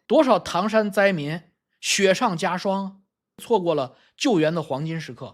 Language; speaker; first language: Chinese; native; Chinese